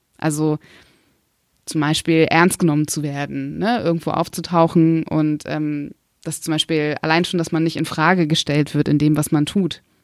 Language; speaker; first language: German; early bilingual, other home language; Kurdish